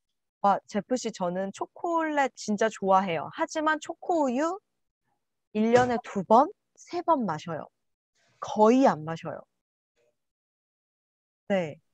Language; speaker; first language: Korean; non-native, learner; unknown